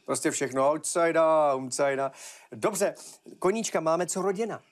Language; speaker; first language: Czech; native; Czech